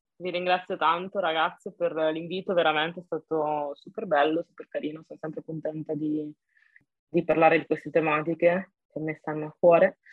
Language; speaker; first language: Italian; early bilingual, other home language; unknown